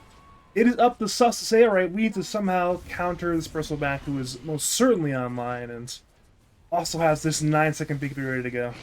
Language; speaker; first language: English; native; English